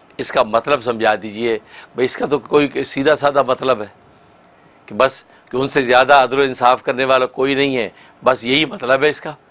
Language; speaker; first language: Urdu; native; Urdu